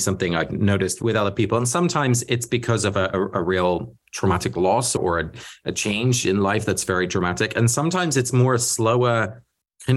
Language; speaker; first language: English; early bilingual, other home language; Dutch